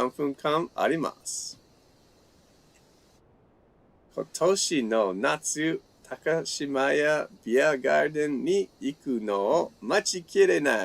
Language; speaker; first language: Japanese; non-native, fluent; English